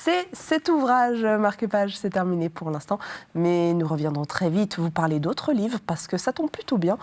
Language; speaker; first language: French; native; French